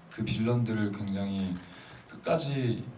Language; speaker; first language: Korean; native; Korean